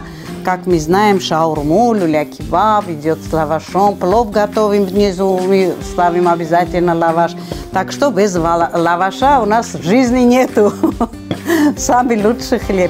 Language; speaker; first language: Russian; non-native, fluent; Armenian